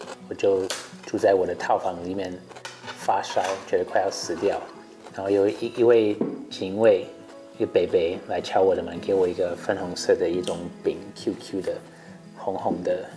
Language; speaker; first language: Chinese; non-native, fluent; English